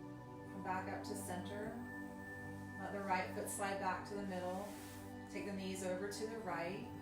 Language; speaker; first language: English; native; English